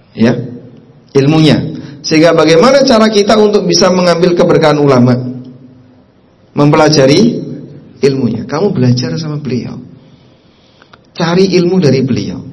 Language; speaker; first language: Indonesian; non-native, local second language; Javanese